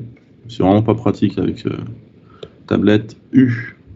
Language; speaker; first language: French; native; French